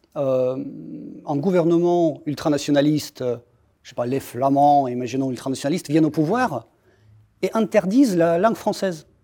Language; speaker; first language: French; non-native, fluent; Russian